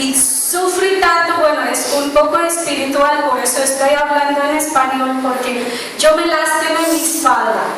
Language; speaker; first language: Spanish; non-native, learner; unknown